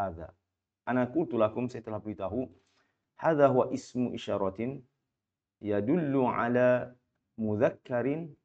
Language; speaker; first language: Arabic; non-native, fluent; Malay